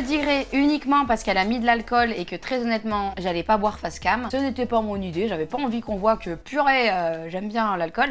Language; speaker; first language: French; native; French